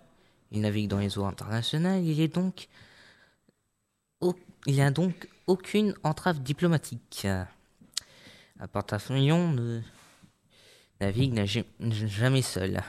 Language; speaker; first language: French; native; French